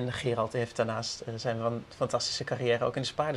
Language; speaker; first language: Dutch; native; Dutch